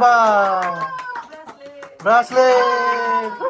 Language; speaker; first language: Korean; non-native, fluent; Nepali